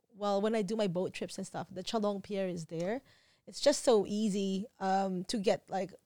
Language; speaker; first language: English; non-native, local second language; Filipino